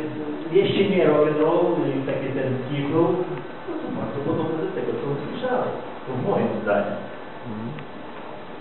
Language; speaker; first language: Polish; non-native, learner; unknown